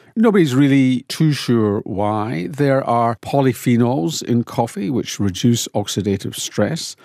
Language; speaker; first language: English; native; English